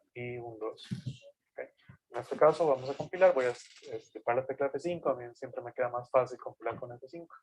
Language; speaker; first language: Spanish; native; Spanish